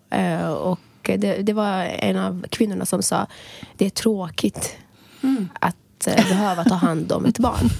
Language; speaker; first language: Swedish; non-native, fluent; Arabic